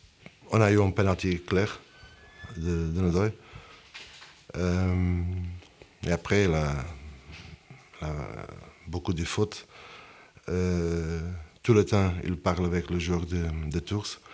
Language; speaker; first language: French; non-native, fluent; Portuguese